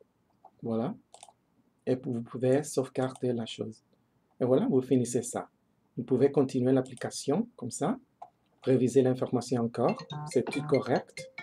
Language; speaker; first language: French; non-native, fluent; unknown